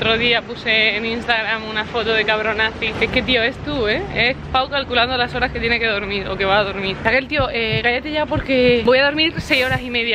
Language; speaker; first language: Spanish; native; Spanish